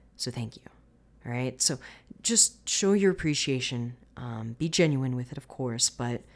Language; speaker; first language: English; native; English